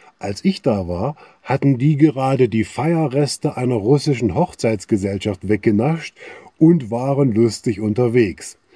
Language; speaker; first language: German; native; German